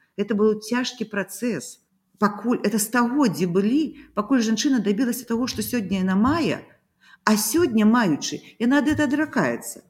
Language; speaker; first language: Belarusian; native; Belarusian